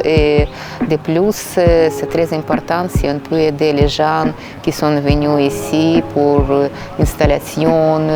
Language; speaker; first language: French; non-native, fluent; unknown